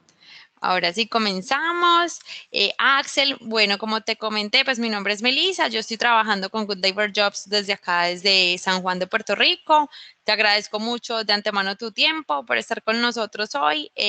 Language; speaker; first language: Spanish; native; Spanish